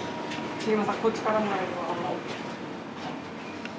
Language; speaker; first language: Japanese; native; Japanese